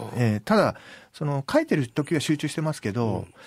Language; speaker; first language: Japanese; native; Japanese